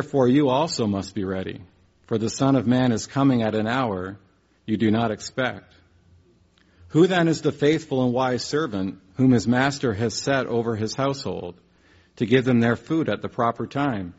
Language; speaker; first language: English; native; English